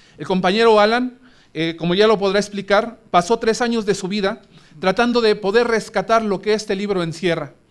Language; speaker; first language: Spanish; native; Spanish